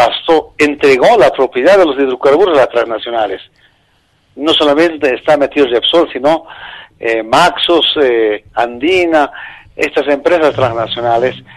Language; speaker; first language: Spanish; native; Spanish